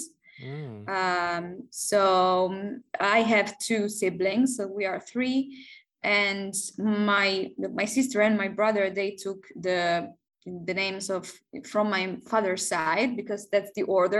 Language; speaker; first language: English; non-native, fluent; Italian